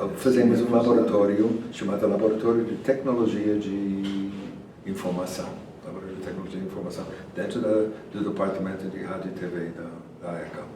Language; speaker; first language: Portuguese; non-native, fluent; English